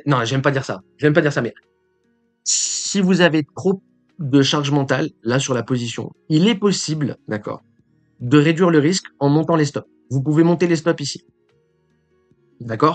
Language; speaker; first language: French; native; French